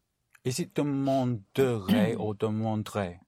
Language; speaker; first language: French; non-native, learner; English